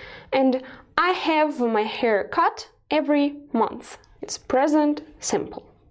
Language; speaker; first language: English; non-native, fluent; Russian